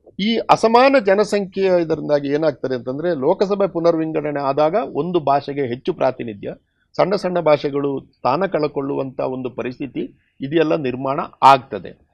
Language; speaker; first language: Kannada; non-native, local second language; Tulu